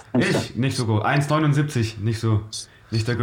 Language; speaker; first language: German; native; German